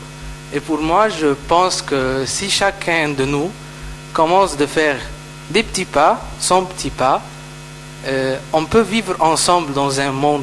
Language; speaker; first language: French; non-native, fluent; Arabic